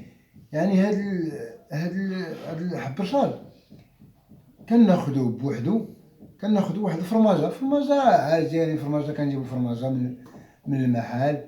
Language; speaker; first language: Arabic; native; Arabic